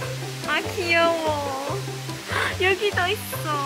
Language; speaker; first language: Korean; early bilingual, heritage; Indonesian